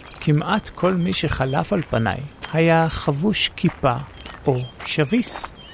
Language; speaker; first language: Hebrew; native; Hebrew